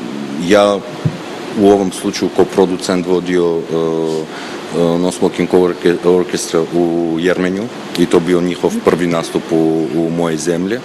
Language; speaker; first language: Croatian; non-native, fluent; Armenian